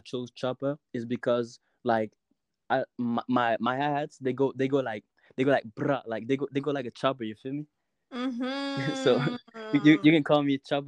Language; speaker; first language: English; non-native, local second language; French